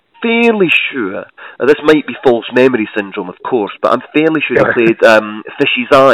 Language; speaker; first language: English; native; English